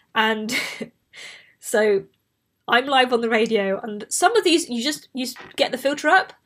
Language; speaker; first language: English; native; English